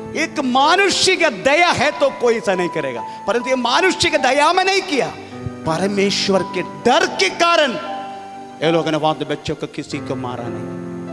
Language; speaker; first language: Hindi; non-native, local second language; Malayalam